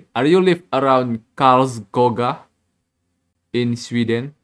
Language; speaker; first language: English; non-native, learner; Indonesian